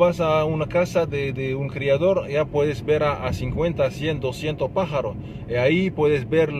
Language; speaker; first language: Spanish; non-native, fluent; Arabic